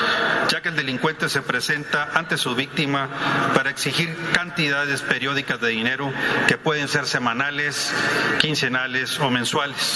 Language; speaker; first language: Spanish; native; Spanish